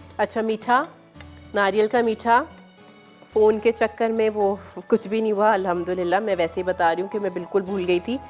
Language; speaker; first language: Urdu; native; Urdu